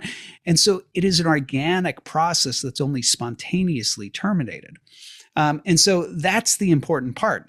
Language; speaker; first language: English; native; English